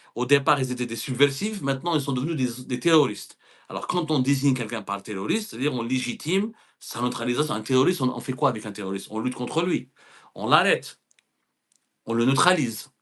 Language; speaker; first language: French; non-native, local second language; Arabic